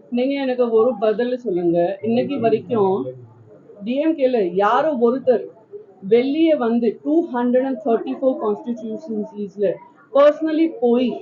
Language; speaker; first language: Tamil; non-native, local second language; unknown